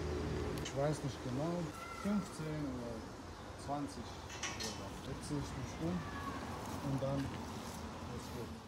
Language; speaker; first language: German; non-native, learner; Chechen